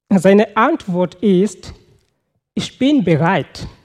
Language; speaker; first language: German; non-native, fluent; Swahili